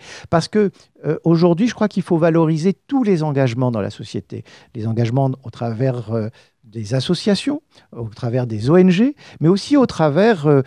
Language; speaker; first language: French; native; French